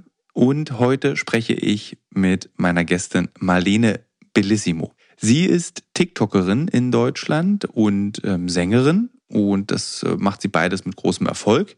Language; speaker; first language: German; native; German